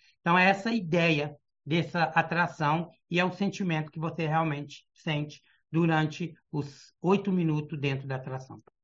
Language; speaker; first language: Portuguese; early bilingual, heritage; Portuguese